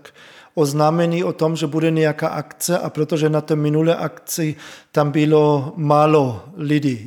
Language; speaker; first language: Czech; non-native, fluent; German